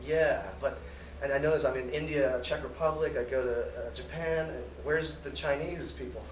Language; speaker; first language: English; native; English